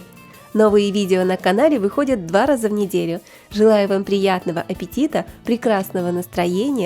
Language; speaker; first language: Russian; native; Russian